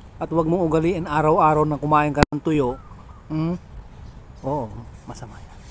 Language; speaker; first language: Filipino; non-native, local second language; Iloko